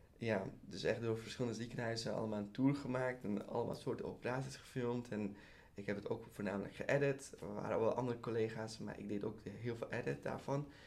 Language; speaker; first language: Dutch; early bilingual, other home language; Persian